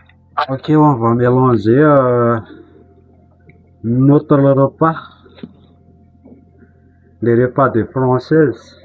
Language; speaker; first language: French; non-native, local second language; Malagasy